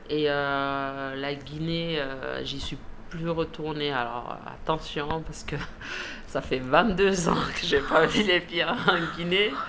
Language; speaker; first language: French; early bilingual, other home language; Mandingo